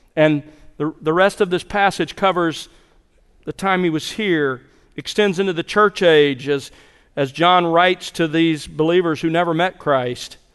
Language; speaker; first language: English; native; English